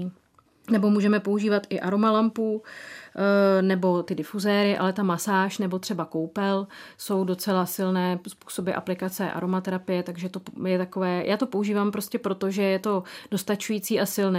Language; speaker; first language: Czech; native; Czech